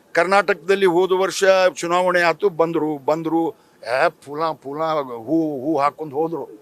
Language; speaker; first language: Kannada; non-native, local second language; Urdu